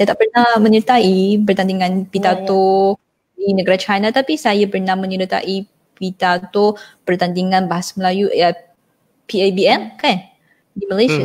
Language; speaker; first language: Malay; non-native, fluent; Chinese